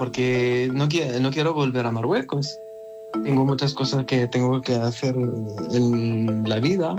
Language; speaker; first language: Spanish; non-native, learner; Arabic